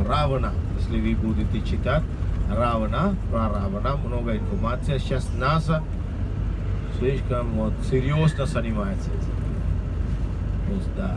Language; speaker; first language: Russian; non-native, learner; Sinhala